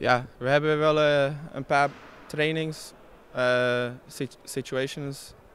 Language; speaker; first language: Dutch; non-native, learner; English